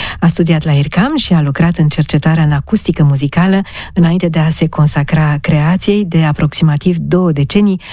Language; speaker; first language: Romanian; native; Romanian